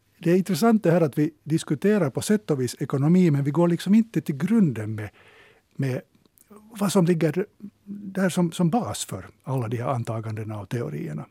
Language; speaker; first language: Swedish; native; Swedish